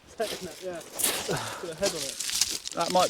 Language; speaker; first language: English; native; English